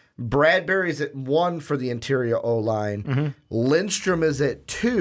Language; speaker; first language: English; native; English